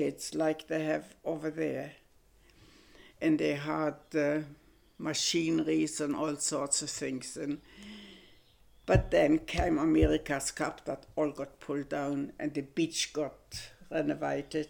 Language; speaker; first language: English; non-native, fluent; German